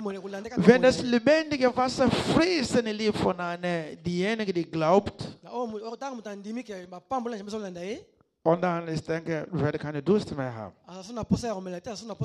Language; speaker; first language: German; non-native, learner; Lingala